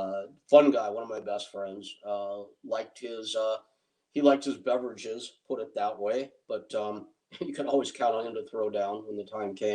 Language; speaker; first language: English; native; English